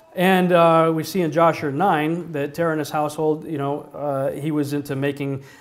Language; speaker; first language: English; native; English